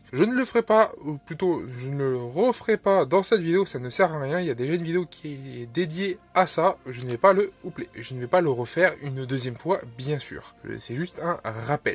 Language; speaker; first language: French; native; French